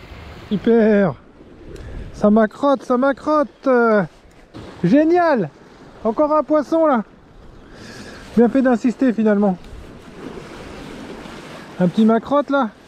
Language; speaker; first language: French; native; French